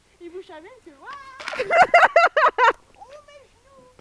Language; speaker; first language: French; native; French